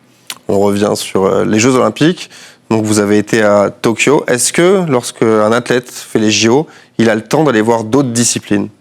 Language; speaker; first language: French; native; French